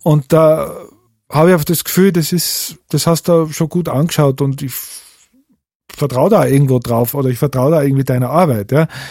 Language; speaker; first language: German; native; German